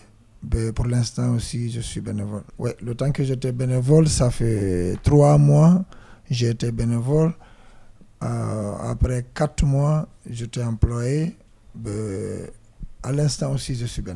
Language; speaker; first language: French; non-native, learner; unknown